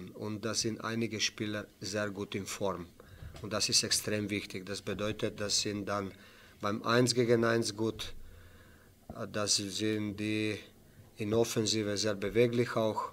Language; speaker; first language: German; non-native, fluent; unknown